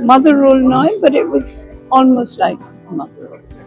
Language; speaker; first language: English; non-native, local second language; Bangla